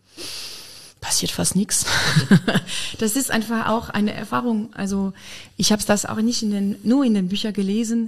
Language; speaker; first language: German; non-native, fluent; French